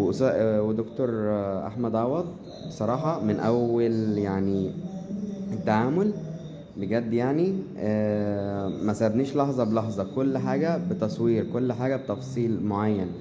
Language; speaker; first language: Arabic; native; Arabic